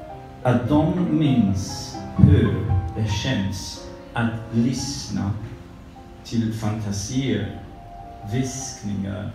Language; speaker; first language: Swedish; non-native, learner; French